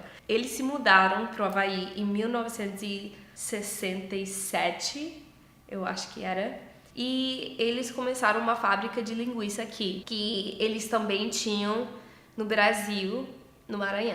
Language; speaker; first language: Portuguese; early bilingual, heritage; English